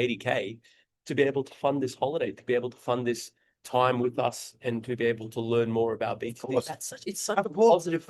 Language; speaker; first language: English; native; English